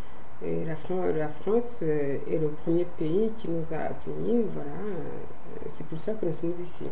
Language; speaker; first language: French; non-native, local second language; Kinyarwanda